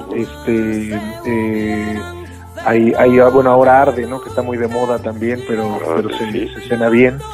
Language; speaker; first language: Spanish; native; Spanish